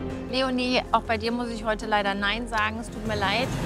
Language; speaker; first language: German; native; German